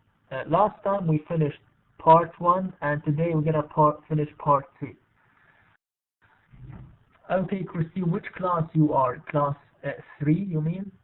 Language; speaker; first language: English; non-native, fluent; Arabic